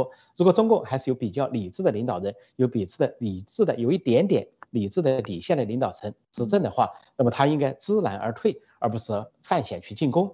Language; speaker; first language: Chinese; native; Chinese